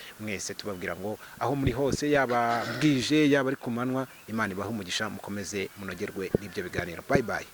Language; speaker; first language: Kinyarwanda; native; Kinyarwanda